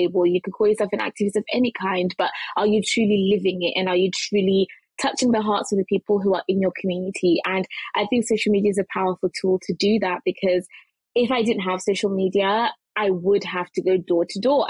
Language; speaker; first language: English; early bilingual, other home language; Shona